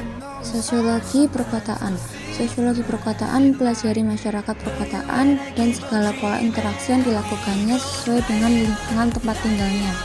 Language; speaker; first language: Indonesian; native; Indonesian